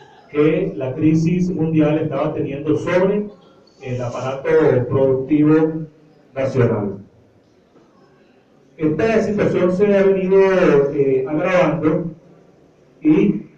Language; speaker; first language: Spanish; native; Spanish